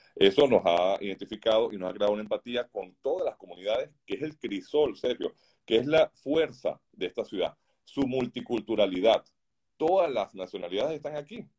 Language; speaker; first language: Spanish; native; Spanish